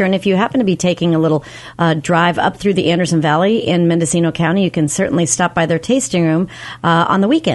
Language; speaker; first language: English; native; English